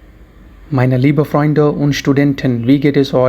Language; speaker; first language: German; non-native, fluent; Hindi